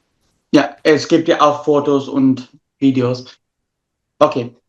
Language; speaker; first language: German; non-native, fluent; Italian